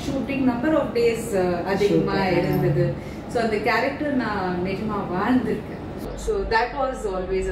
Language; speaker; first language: Tamil; non-native, local second language; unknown